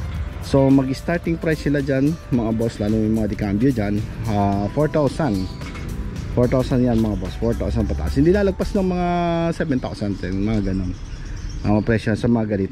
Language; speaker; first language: Filipino; native; Filipino